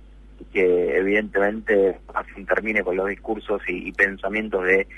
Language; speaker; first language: Spanish; native; Spanish